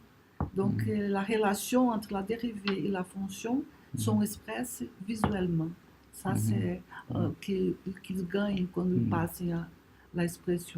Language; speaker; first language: French; non-native, learner; Portuguese